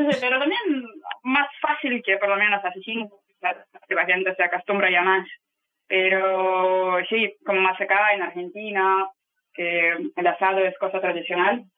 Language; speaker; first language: Spanish; non-native, fluent; Russian